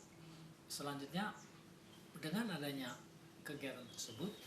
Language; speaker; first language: Malay; native; Malay